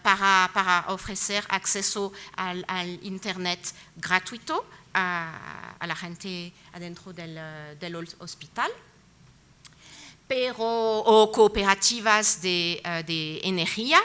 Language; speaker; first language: Spanish; non-native, fluent; French